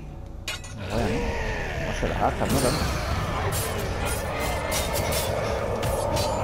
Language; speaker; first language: Spanish; native; Spanish